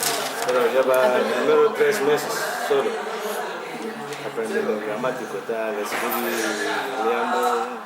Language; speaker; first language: Spanish; non-native, learner; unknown